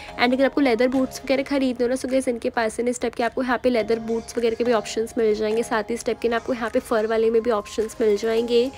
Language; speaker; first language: Hindi; native; Hindi